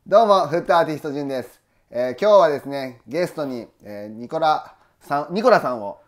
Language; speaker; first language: Japanese; native; Japanese